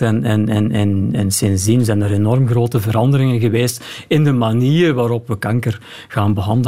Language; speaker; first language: Dutch; native; Dutch